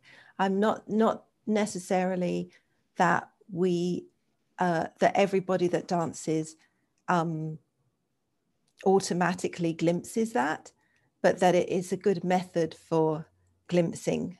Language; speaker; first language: English; native; English